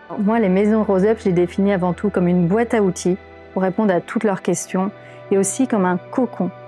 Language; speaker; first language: French; native; French